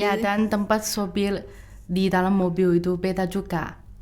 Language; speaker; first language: Indonesian; non-native, fluent; Chinese